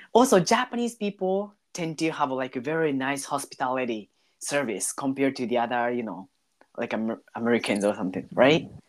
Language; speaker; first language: English; non-native, learner; Japanese